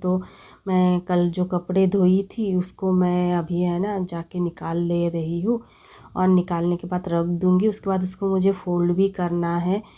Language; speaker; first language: Hindi; non-native, local second language; Bangla